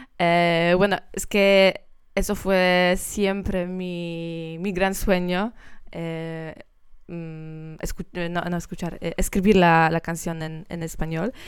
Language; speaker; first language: Spanish; non-native, learner; Polish